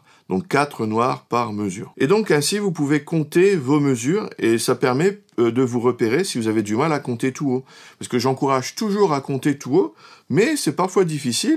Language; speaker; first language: French; native; French